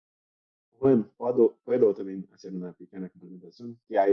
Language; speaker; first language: Spanish; non-native, learner; Portuguese